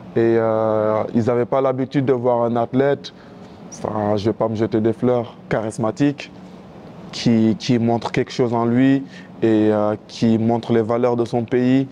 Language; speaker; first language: French; non-native, local second language; Wolof